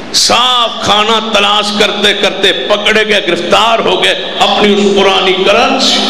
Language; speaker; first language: Urdu; non-native, local second language; Punjabi